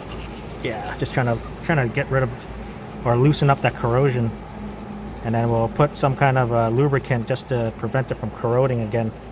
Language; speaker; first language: English; native; English